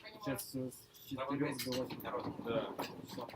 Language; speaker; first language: Russian; native; Russian